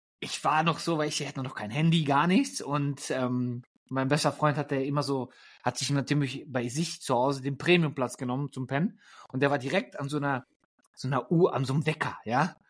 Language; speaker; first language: German; early bilingual, other home language; Polish